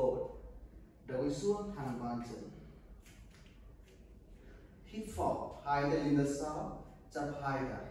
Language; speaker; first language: Vietnamese; non-native, learner; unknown